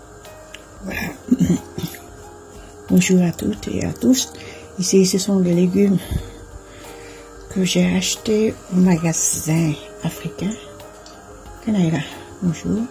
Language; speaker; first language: French; non-native, fluent; Vietnamese